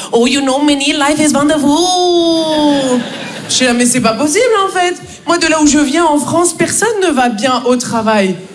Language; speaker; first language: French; native; French